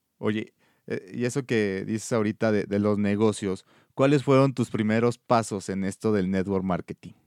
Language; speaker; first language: Spanish; native; Spanish